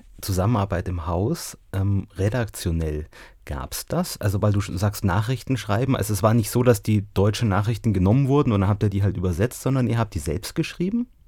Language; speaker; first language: German; native; German